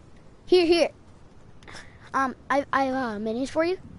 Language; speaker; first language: English; native; English